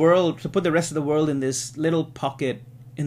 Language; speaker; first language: English; native; English